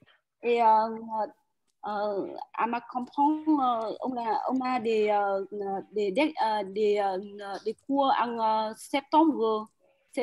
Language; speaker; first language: French; non-native, learner; Vietnamese